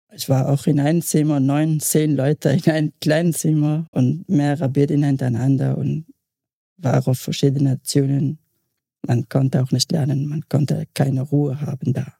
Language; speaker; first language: German; non-native, learner; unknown